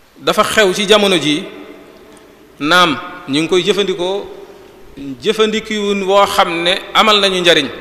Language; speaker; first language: Wolof; native; Wolof